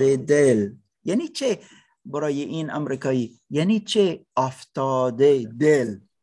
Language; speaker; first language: Persian; non-native, learner; English